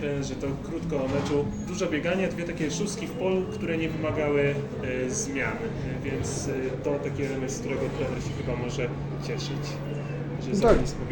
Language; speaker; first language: Polish; native; Polish